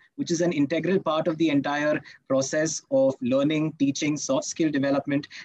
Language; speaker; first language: English; non-native, local second language; Hindi